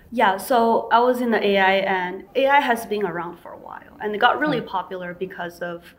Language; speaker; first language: English; non-native, fluent; Chinese